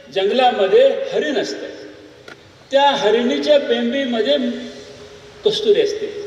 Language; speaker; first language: Marathi; native; Marathi